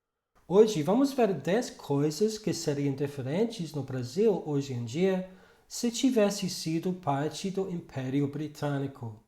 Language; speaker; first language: Portuguese; non-native, fluent; English